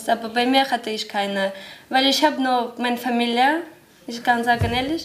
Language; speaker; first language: German; non-native, learner; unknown